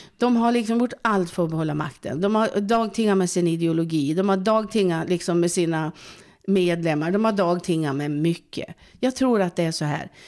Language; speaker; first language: Swedish; native; Swedish